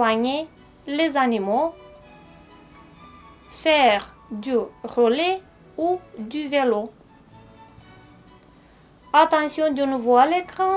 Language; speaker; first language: French; non-native, fluent; Romanian